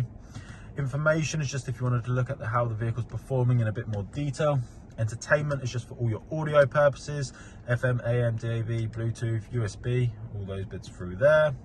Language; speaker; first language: English; native; English